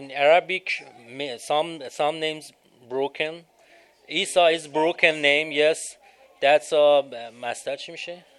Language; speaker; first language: English; non-native, learner; Persian